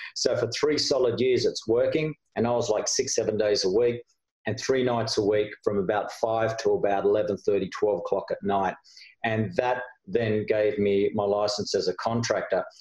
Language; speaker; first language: English; native; English